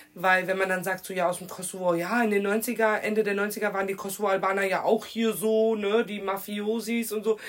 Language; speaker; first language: German; native; German